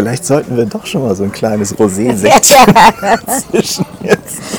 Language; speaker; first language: German; native; German